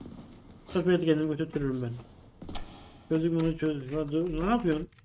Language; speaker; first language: Turkish; native; Turkish